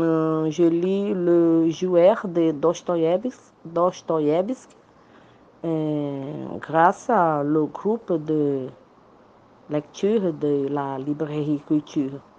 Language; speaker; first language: French; non-native, learner; Portuguese